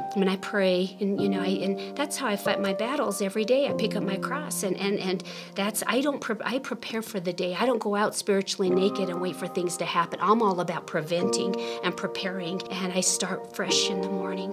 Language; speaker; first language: English; native; English